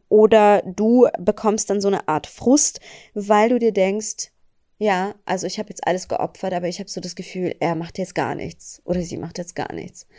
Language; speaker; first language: German; early bilingual, other home language; Persian